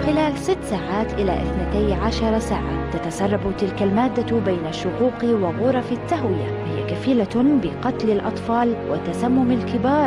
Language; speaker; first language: Arabic; native; Arabic